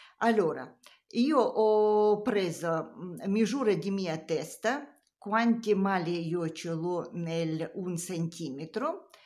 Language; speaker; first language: Italian; non-native, learner; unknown